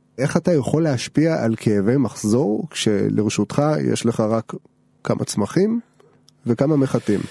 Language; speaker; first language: Hebrew; native; Hebrew